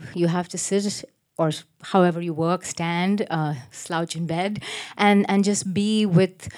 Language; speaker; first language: English; native; English